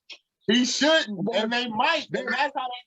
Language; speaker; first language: English; native; English